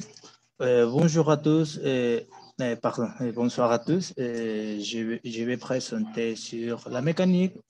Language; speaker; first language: French; non-native, learner; Spanish